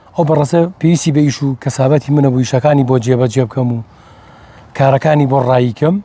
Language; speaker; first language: Central Kurdish; native; Central Kurdish